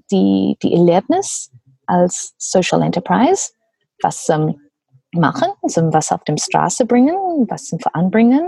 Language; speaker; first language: German; non-native, learner; English